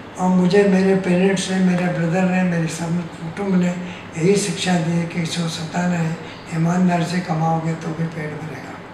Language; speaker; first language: Hindi; native; Hindi